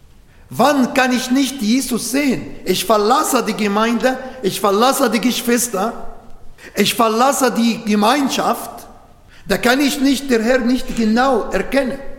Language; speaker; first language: German; non-native, learner; Arabic